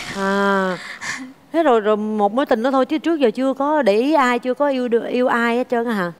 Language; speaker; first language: Vietnamese; native; Vietnamese